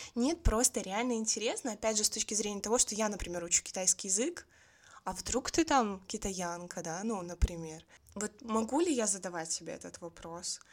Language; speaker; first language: Russian; native; Russian